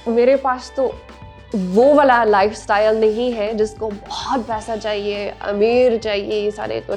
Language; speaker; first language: Hindi; non-native, learner; English